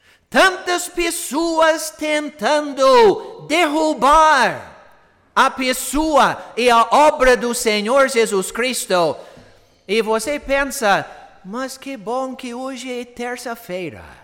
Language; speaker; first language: Portuguese; non-native, fluent; English